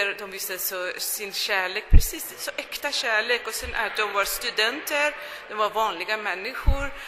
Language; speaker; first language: Swedish; non-native, fluent; Persian